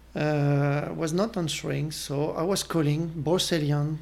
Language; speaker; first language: English; non-native, fluent; French